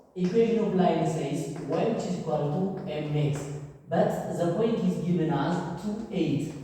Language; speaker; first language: English; non-native, local second language; Amharic